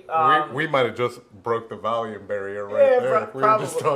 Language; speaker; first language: English; native; English